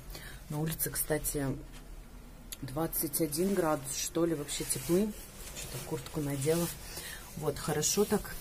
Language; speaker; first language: Russian; native; Russian